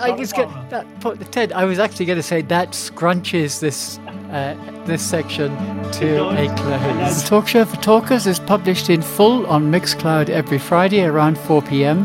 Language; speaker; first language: English; native; English